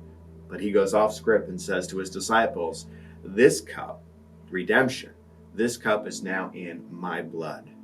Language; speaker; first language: English; native; English